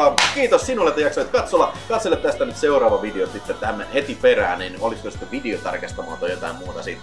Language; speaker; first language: Finnish; native; Finnish